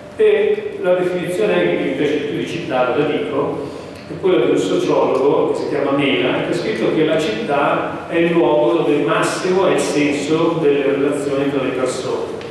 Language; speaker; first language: Italian; native; Italian